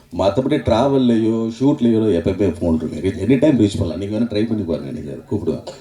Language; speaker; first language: Tamil; native; Tamil